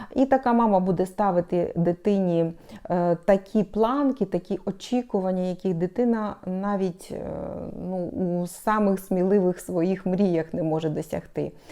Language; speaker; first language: Ukrainian; non-native, local second language; Russian